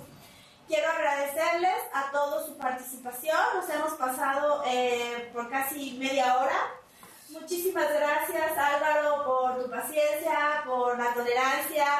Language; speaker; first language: Spanish; native; Spanish